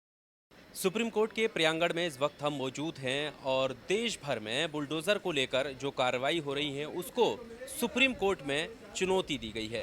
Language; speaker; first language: Hindi; native; Hindi